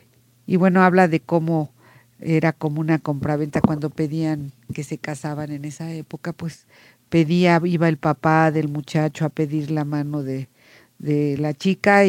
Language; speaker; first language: Spanish; native; Spanish